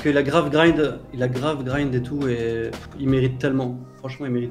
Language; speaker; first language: French; native; French